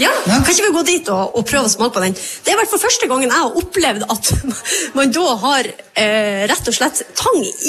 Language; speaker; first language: Norwegian; native; Norwegian